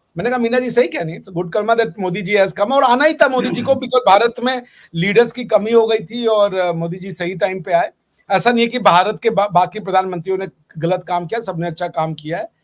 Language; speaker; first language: Hindi; native; Hindi